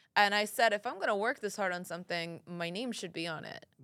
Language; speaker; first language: English; early bilingual, other home language; Italian